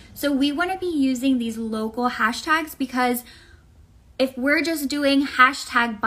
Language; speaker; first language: English; native; English